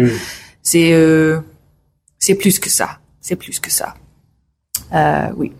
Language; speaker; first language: French; non-native, learner; English